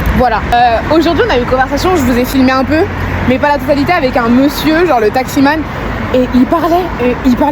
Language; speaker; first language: French; native; French